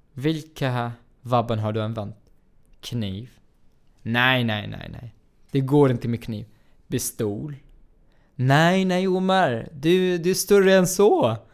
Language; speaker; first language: Swedish; non-native, fluent; Arabic